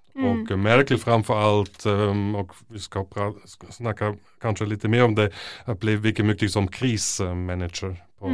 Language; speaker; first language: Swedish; non-native, fluent; German